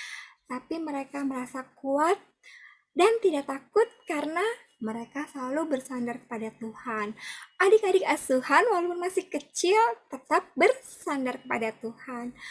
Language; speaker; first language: Indonesian; native; Indonesian